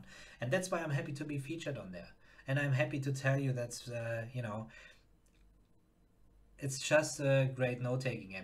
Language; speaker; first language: English; non-native, fluent; German